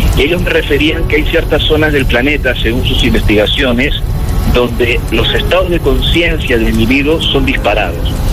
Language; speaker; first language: Spanish; native; Spanish